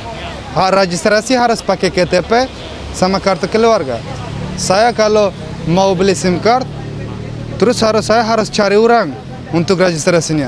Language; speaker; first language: Indonesian; early bilingual, other home language; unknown